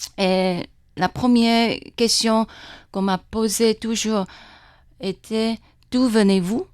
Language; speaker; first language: French; non-native, fluent; Chinese